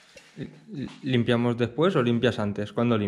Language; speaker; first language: Spanish; native; Spanish